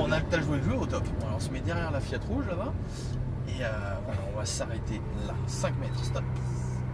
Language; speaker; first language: French; native; French